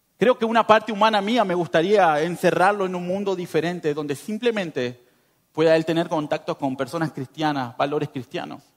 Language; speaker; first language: Spanish; native; Spanish